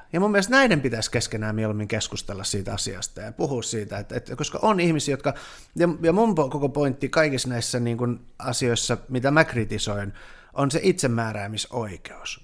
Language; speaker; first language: Finnish; early bilingual, other home language; Persian